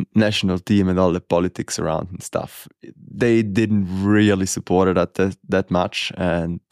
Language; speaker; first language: English; non-native, fluent; Italian